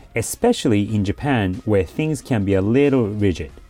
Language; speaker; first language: English; early bilingual, other home language; Japanese